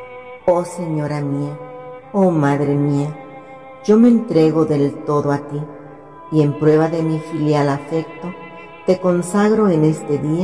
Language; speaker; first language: Spanish; native; Spanish